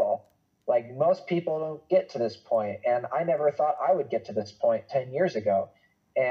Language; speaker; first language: English; native; English